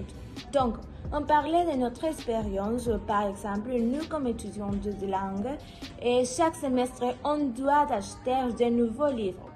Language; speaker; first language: French; non-native, learner; Spanish